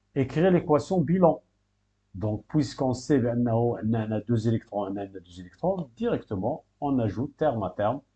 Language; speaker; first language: French; non-native, local second language; Arabic